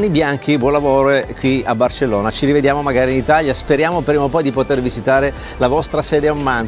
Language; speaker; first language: Italian; native; Italian